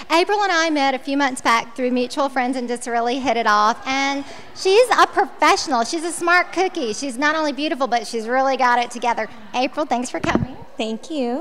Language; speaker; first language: English; native; English